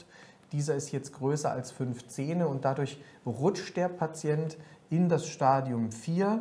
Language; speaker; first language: German; native; German